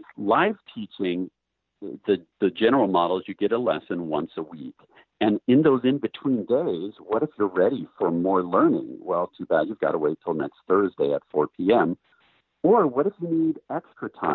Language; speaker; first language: English; native; English